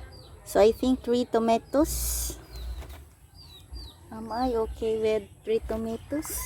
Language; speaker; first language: English; non-native, local second language; Filipino